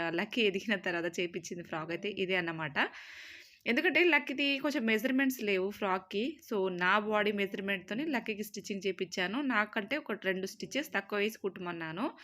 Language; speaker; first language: Telugu; native; Telugu